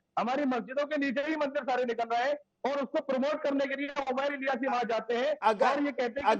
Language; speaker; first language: Hindi; native; Hindi